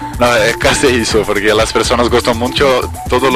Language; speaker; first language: Spanish; non-native, learner; Portuguese